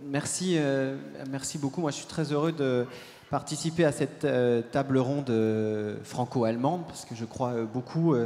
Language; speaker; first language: French; native; French